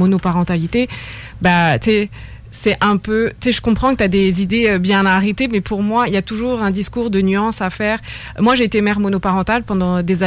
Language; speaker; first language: French; native; French